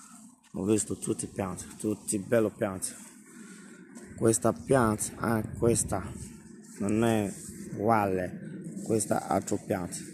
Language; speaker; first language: Italian; non-native, learner; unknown